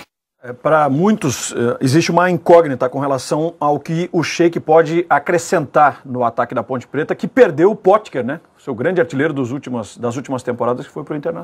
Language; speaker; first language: Portuguese; native; Portuguese